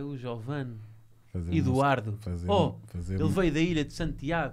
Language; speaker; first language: Portuguese; native; Portuguese